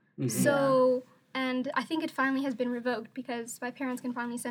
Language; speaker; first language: English; non-native, local second language; Somali